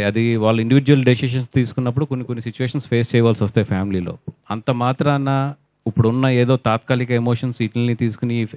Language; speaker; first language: Telugu; native; Telugu